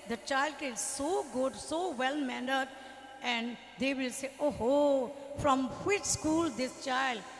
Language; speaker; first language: English; non-native, fluent; Burmese